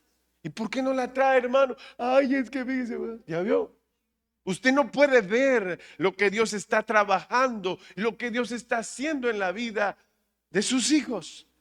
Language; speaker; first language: Spanish; native; Spanish